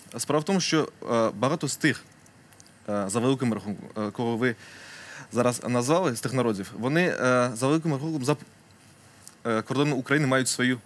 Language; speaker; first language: Ukrainian; non-native, local second language; Crimean Tatar